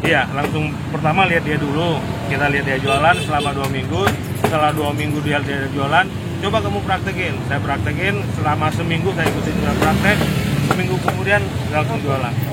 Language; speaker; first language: Indonesian; native; Indonesian